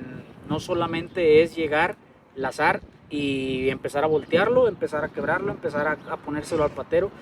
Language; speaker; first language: Spanish; native; Spanish